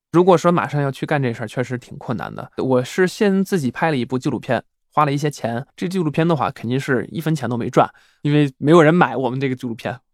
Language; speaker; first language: Chinese; non-native, fluent; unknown